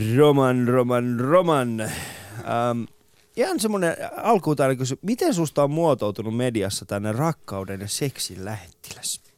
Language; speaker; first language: Finnish; early bilingual, other home language; Persian